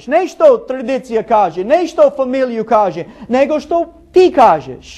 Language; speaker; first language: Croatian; non-native, learner; English